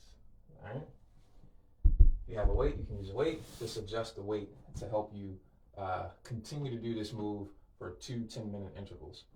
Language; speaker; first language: English; native; English